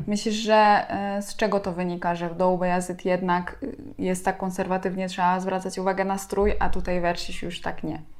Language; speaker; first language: Polish; native; Polish